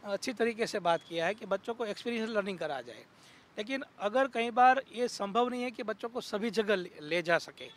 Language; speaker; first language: Hindi; non-native, local second language; Gujarati